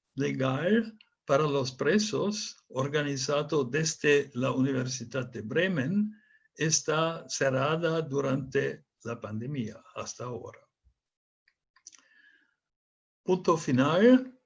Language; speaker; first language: Spanish; non-native, fluent; German